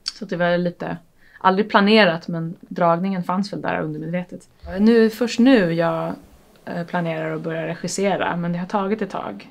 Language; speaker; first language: Swedish; native; Swedish